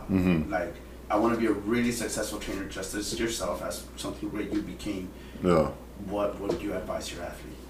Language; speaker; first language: English; native; English